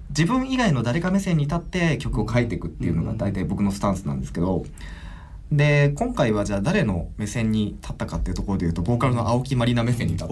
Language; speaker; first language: Japanese; native; Japanese